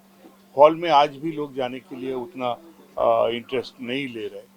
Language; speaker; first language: Hindi; non-native, local second language; Bangla